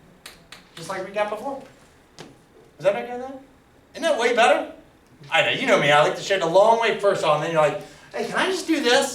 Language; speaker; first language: English; native; English